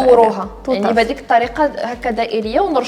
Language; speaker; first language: Arabic; native; Arabic